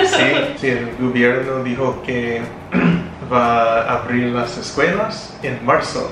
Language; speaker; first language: Spanish; non-native, fluent; English